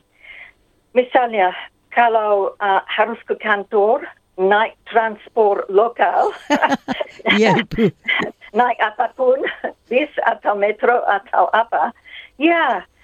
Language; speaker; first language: Indonesian; non-native, fluent; English